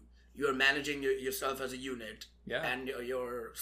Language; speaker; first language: English; non-native, local second language; Hindi